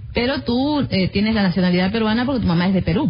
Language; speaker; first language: Spanish; native; Spanish